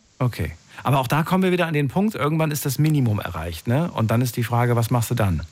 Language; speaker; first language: German; native; German